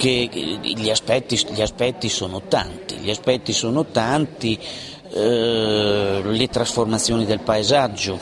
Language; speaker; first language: Italian; native; Italian